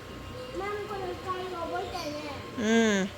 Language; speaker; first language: Japanese; early bilingual, other home language; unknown